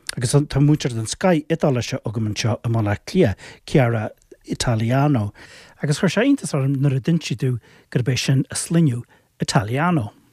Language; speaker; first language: Irish; native; Irish